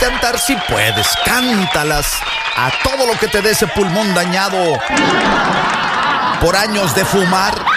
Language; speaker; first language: Spanish; native; Spanish